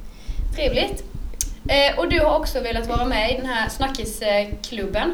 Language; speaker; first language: Swedish; native; Swedish